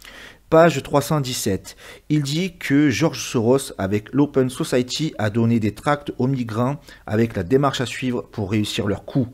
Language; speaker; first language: French; native; French